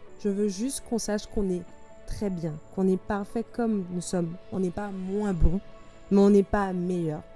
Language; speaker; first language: French; native; French